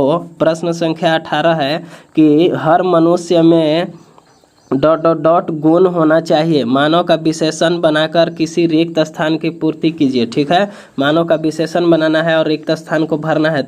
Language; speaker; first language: Hindi; native; Hindi